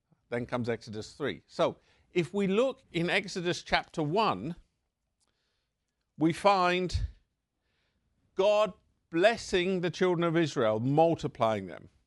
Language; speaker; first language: English; native; English